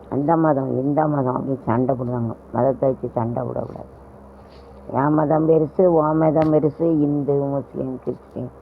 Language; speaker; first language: Tamil; native; Tamil